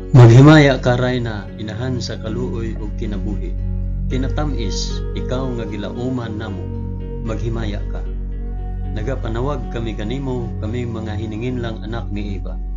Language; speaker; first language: Cebuano; non-native, local second language; Hiligaynon